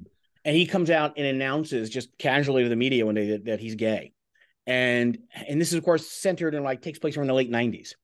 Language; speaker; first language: English; native; English